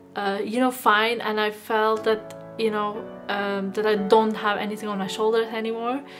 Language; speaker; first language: English; non-native, fluent; Arabic